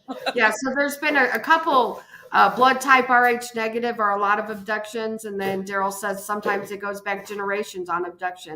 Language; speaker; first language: English; native; English